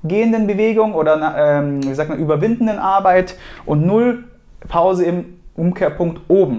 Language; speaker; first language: German; native; German